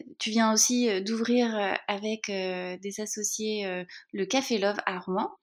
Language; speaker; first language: French; native; French